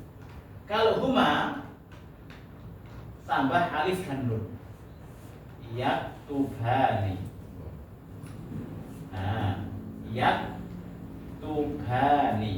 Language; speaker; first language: Indonesian; native; Indonesian